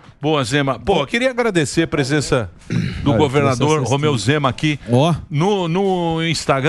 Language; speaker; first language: Portuguese; native; Portuguese